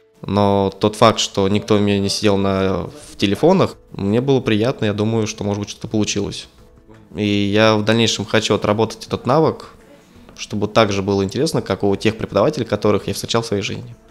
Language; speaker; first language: Russian; native; Russian